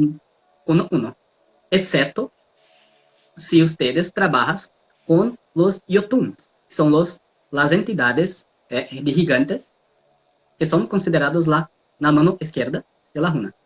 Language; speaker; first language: Spanish; non-native, learner; Portuguese